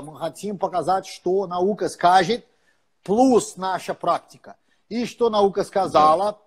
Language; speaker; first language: Russian; non-native, fluent; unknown